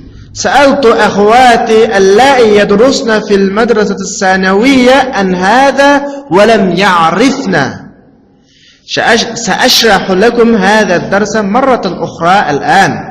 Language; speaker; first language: Arabic; non-native, fluent; Uzbek